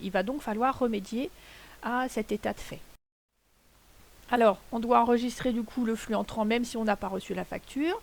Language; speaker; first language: French; native; French